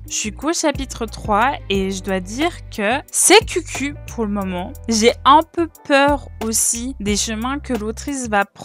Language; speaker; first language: French; native; French